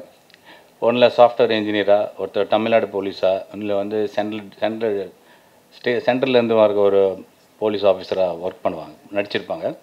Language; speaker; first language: Tamil; native; Tamil